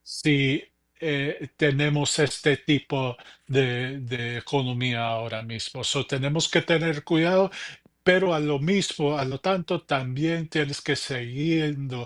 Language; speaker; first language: Spanish; early bilingual, heritage; English